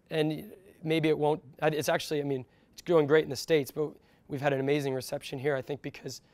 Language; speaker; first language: English; native; English